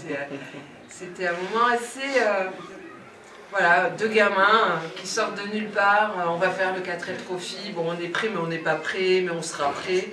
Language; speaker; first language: French; native; French